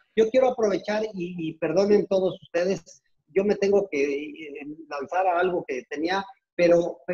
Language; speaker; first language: Spanish; native; Spanish